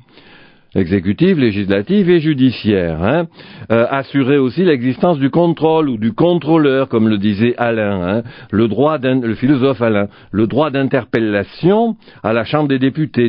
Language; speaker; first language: French; native; French